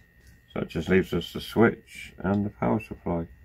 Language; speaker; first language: English; native; English